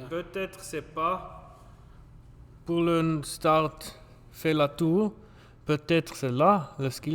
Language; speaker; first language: French; non-native, local second language; German